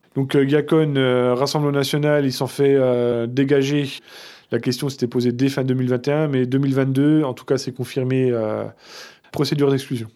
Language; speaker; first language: French; native; French